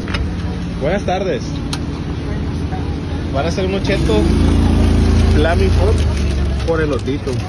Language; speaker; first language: Spanish; native; Spanish